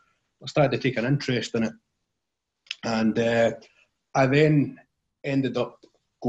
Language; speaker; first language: English; native; English